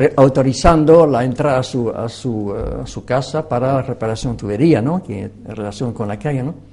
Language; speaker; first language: Spanish; non-native, fluent; French